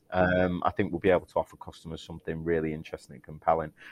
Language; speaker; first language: English; native; English